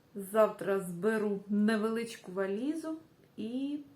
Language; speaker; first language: Ukrainian; native; Ukrainian